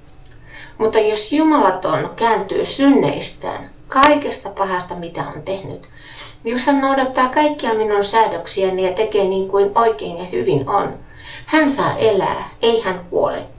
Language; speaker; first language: Finnish; native; Finnish